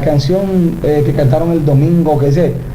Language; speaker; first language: Spanish; native; Spanish